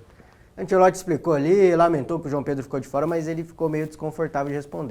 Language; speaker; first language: Portuguese; native; Portuguese